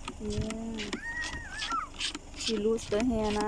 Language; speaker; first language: English; non-native, learner; Thai